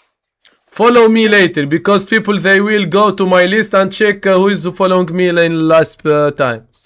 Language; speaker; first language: English; non-native, learner; Arabic